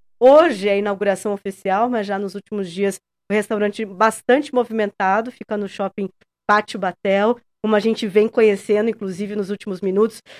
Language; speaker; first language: Portuguese; native; Portuguese